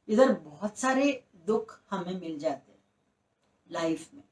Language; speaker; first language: Hindi; non-native, local second language; Marathi